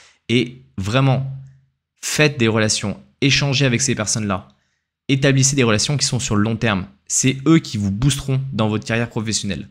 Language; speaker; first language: French; native; French